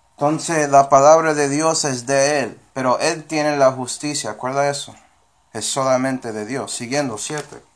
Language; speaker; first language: Spanish; non-native, fluent; English